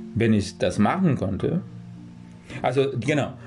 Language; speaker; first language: German; non-native, fluent; Spanish